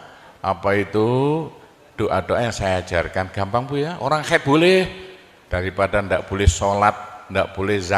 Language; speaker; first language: Indonesian; non-native, local second language; Javanese